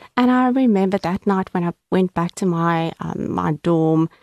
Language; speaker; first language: English; native; English